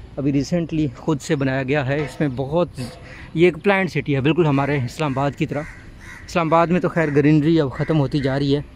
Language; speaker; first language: Urdu; non-native, local second language; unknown